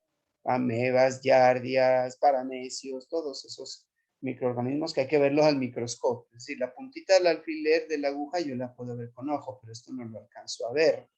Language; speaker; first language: Spanish; native; Spanish